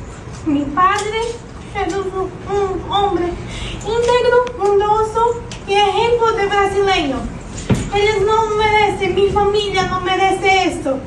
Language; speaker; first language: Spanish; non-native, learner; Portuguese